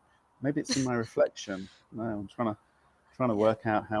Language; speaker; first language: English; native; English